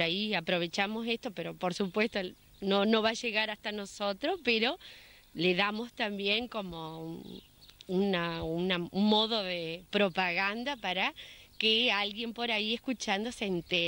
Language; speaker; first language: Spanish; native; Spanish